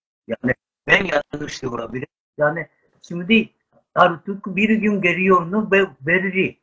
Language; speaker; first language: Turkish; non-native, learner; Japanese